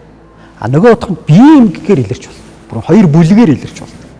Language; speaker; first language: Mongolian; native; Mongolian